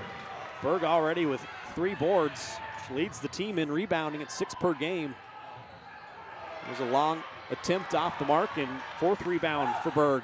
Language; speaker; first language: English; native; English